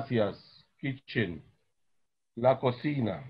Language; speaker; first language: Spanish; non-native, learner; Hindi